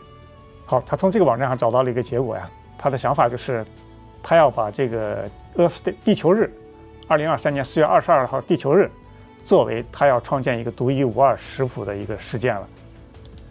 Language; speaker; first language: Chinese; native; Chinese